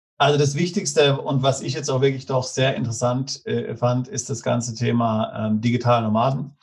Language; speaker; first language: German; native; German